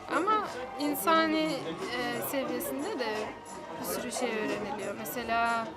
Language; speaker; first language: Turkish; non-native, fluent; Polish